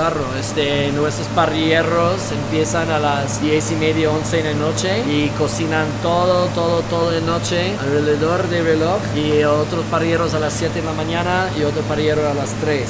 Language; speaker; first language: Spanish; non-native, learner; English